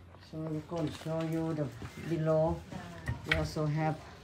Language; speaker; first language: English; non-native, learner; Thai